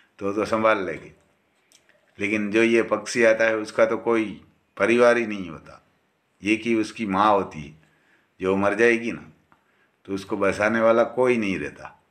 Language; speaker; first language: Hindi; non-native, local second language; Gujarati